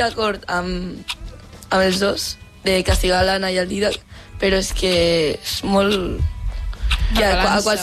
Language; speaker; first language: Catalan; non-native, local second language; Spanish